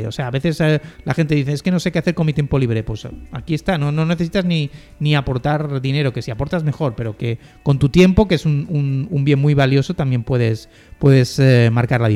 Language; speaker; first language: Spanish; native; Spanish